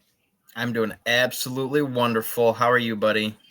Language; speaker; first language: English; native; English